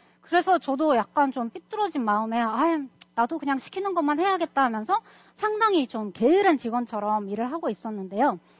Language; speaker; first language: Korean; non-native, fluent; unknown